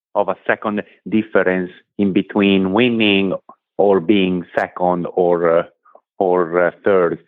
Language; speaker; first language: English; non-native, fluent; Italian